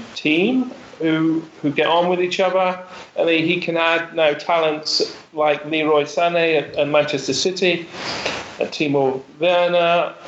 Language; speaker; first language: English; native; English